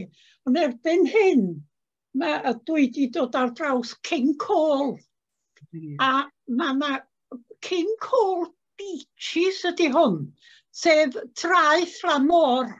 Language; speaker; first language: Welsh; native; Welsh